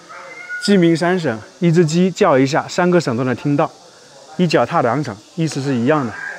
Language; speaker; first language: Chinese; native; Chinese